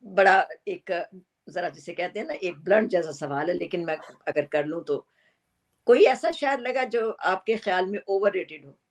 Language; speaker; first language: Urdu; native; Urdu